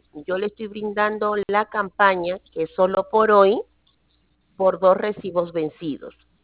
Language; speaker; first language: Spanish; native; Spanish